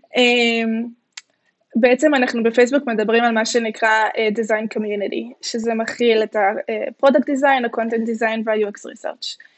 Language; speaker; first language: Hebrew; native; Hebrew